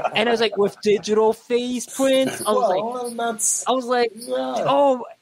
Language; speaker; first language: English; non-native, local second language; Cantonese